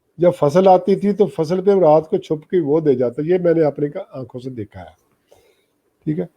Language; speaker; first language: Urdu; non-native, local second language; Punjabi